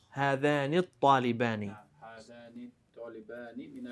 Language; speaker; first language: Arabic; non-native, learner; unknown